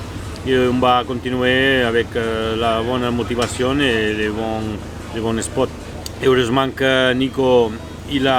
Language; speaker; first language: French; non-native, fluent; Italian